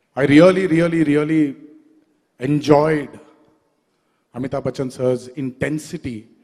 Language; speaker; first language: English; non-native, local second language; Telugu